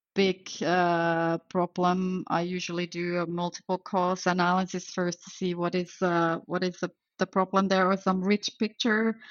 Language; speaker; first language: English; non-native, fluent; Finnish